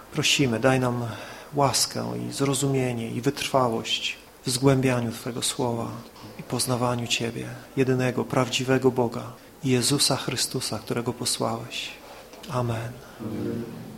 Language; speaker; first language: Polish; native; Polish